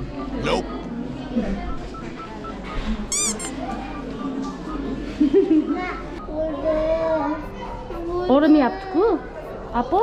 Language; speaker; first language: Korean; native; Korean